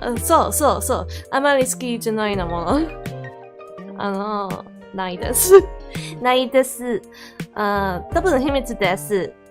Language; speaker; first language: Japanese; non-native, learner; English